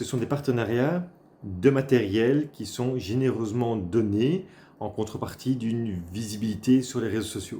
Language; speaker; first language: French; native; French